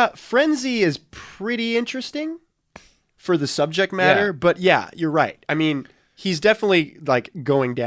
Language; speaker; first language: English; native; English